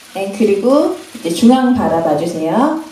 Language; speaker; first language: Korean; native; Korean